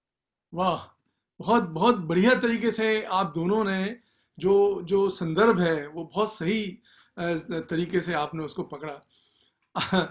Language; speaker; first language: Hindi; native; Hindi